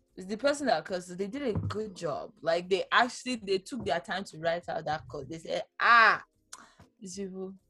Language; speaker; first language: English; non-native, local second language; Yoruba